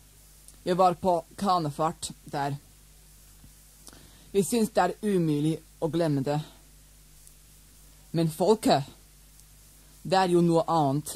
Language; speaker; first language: Norwegian; non-native, learner; English